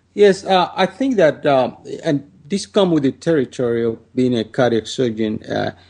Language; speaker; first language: English; non-native, fluent; Spanish